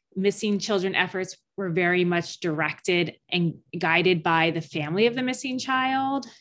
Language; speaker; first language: English; native; English